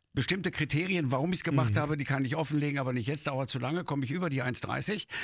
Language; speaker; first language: German; native; German